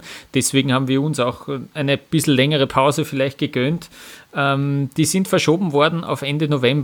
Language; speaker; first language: German; native; German